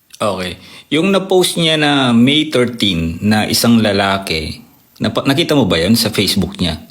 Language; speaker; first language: Filipino; native; Filipino